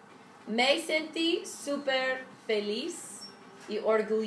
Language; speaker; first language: Spanish; non-native, learner; English